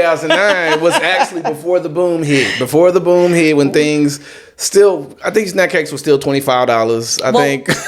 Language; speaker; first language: English; native; English